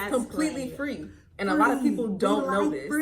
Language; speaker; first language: English; native; English